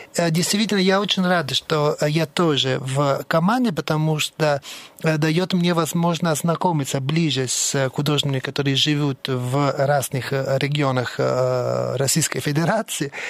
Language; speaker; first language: Russian; non-native, fluent; Italian